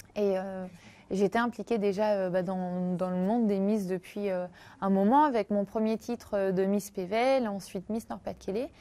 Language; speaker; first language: French; native; French